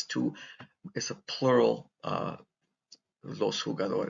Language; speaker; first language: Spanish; non-native, fluent; English